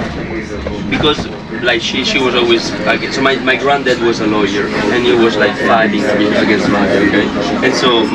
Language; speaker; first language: English; non-native, fluent; Italian